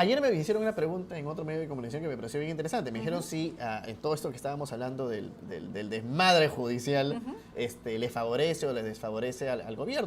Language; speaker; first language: Spanish; native; Spanish